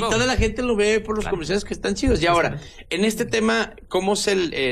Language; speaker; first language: Spanish; native; Spanish